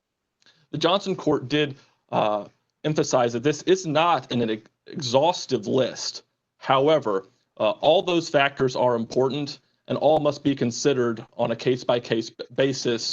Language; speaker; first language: English; native; English